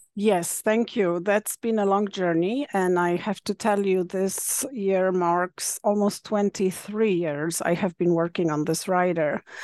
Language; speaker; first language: English; non-native, fluent; Polish